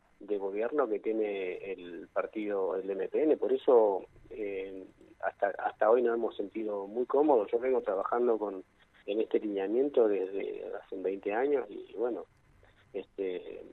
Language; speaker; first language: Spanish; native; Spanish